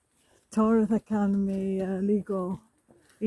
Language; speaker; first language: Greek; non-native, learner; English